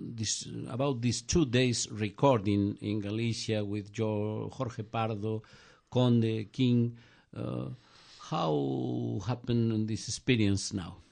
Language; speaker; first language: English; non-native, fluent; Galician